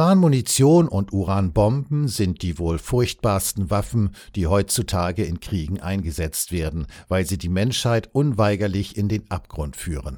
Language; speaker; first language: German; native; German